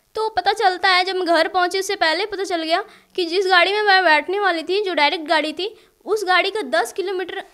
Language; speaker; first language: Hindi; native; Hindi